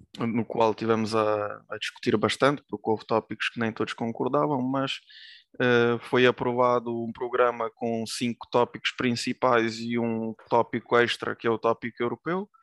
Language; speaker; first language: Portuguese; early bilingual, other home language; Ukrainian